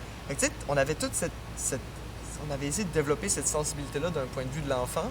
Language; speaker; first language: French; native; French